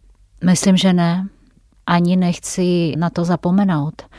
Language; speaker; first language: Czech; non-native, fluent; Russian